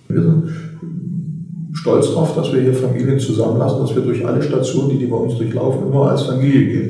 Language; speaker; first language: German; native; German